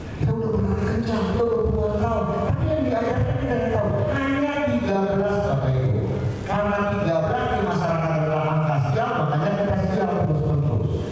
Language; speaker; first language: Indonesian; non-native, local second language; Javanese